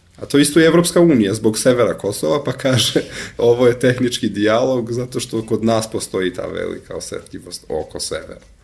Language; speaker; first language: Serbian; non-native, local second language; Albanian